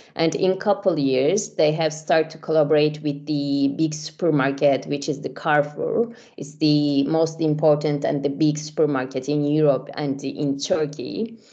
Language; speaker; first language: English; non-native, fluent; Turkish